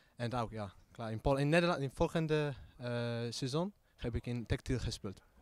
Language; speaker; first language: Dutch; non-native, learner; Polish